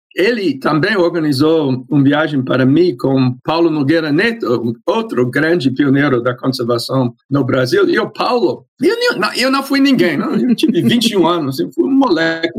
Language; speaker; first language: Portuguese; non-native, fluent; English